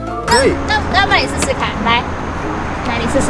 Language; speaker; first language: Chinese; native; Chinese